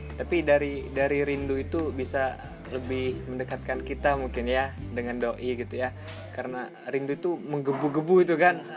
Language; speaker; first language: Indonesian; native; Indonesian